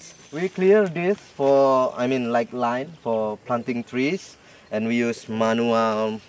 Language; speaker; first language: English; non-native, learner; Indonesian